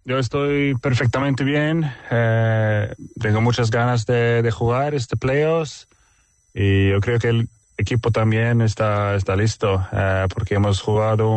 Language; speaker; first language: Spanish; non-native, fluent; Swedish